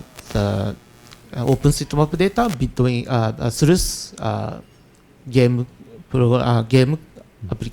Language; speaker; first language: English; non-native, learner; Japanese